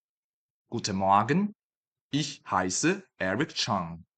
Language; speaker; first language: German; non-native, fluent; Chinese